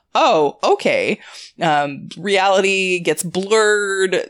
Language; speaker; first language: English; native; English